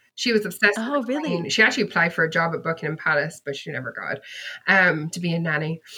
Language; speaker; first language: English; native; English